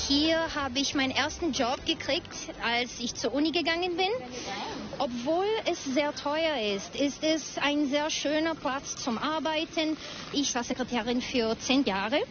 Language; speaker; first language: German; early bilingual, heritage; Portuguese